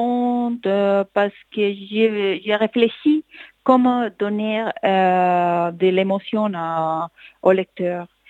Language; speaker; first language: French; non-native, fluent; Spanish